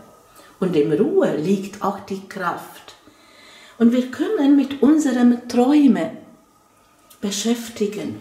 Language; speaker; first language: German; non-native, fluent; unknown